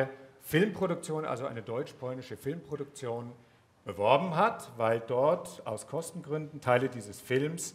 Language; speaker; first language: German; native; German